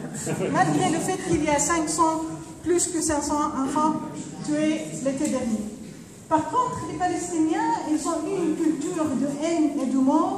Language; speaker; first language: French; non-native, fluent; Arabic